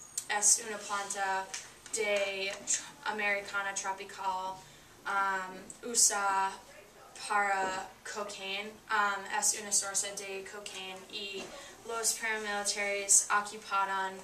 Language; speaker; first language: Spanish; non-native, learner; English